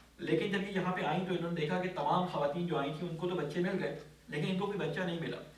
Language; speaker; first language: Urdu; native; Urdu